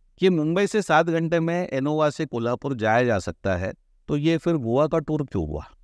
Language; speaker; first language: Hindi; non-native, local second language; Marathi